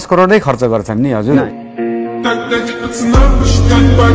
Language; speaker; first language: Nepali; native; Nepali